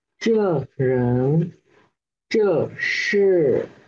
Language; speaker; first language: Chinese; non-native, learner; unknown